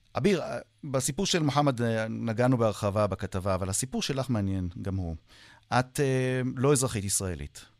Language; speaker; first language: Hebrew; native; Hebrew